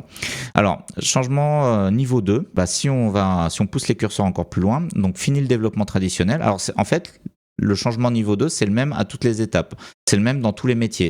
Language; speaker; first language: French; native; French